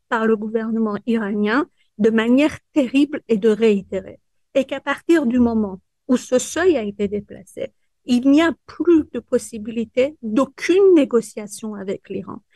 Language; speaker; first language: French; early bilingual, other home language; Persian